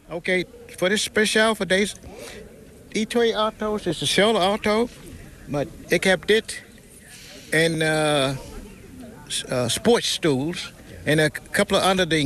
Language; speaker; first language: Dutch; non-native, learner; English